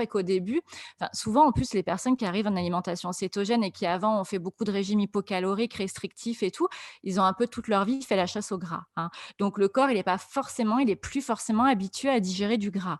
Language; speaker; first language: French; native; French